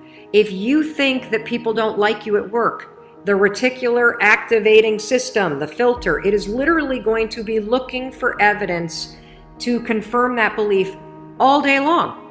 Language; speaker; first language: English; native; English